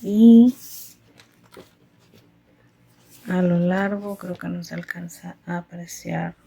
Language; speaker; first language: Spanish; native; Spanish